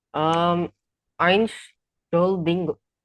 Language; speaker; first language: German; non-native, learner; Indonesian